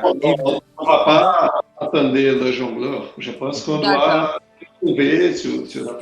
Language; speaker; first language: French; non-native, learner; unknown